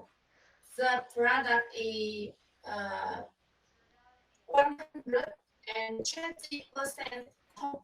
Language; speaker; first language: English; non-native, learner; Vietnamese